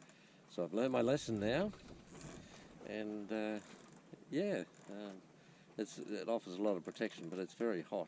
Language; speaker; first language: English; native; English